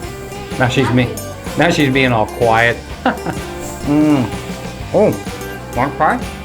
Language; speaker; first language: English; native; English